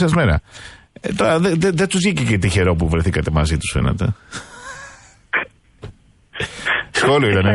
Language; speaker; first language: Greek; native; Greek